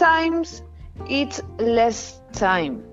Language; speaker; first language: English; non-native, learner; Spanish